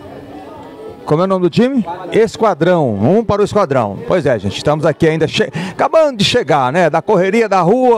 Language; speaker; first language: Portuguese; native; Portuguese